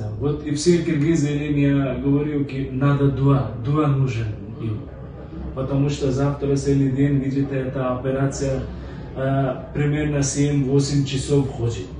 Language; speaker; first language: Russian; non-native, learner; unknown